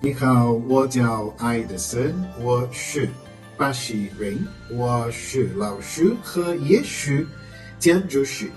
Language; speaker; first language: Chinese; non-native, learner; Portuguese